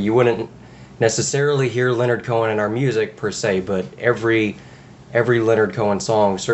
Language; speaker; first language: English; native; English